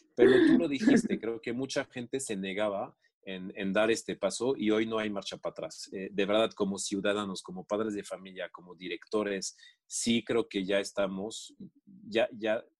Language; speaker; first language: Spanish; non-native, fluent; French